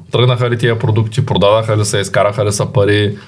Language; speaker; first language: Bulgarian; native; Bulgarian